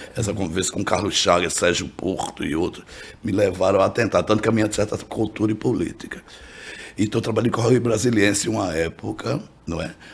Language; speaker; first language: Portuguese; native; Portuguese